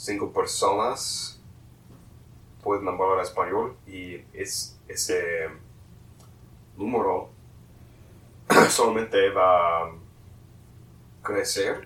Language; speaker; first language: Spanish; non-native, learner; English